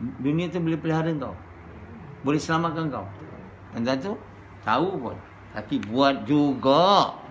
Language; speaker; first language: Malay; native; Malay